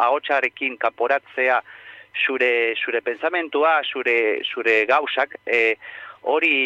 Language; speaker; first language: Basque; non-native, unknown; Spanish